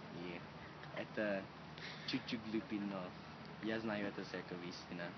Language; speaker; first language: Russian; non-native, learner; English